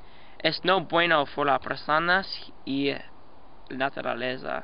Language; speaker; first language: Spanish; non-native, learner; English